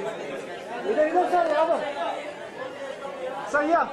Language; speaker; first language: Hindi; native; Hindi